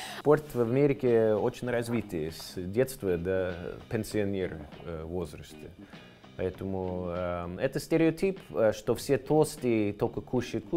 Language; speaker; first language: Russian; non-native, fluent; English